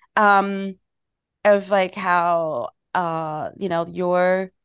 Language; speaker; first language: English; non-native, fluent; German